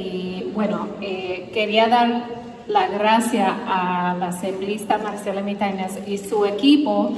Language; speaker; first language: Spanish; early bilingual, heritage; Spanish